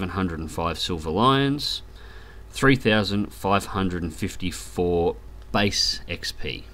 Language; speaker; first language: English; native; English